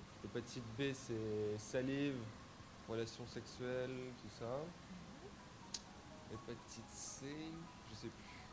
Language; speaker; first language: French; native; French